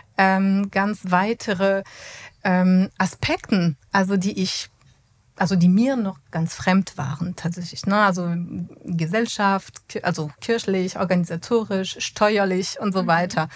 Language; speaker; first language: German; non-native, fluent; French